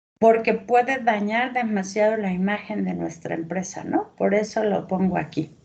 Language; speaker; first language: Spanish; native; Spanish